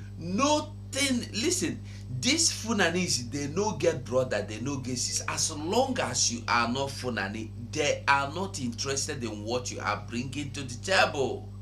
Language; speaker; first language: Nigerian Pidgin; non-native, local second language; Igbo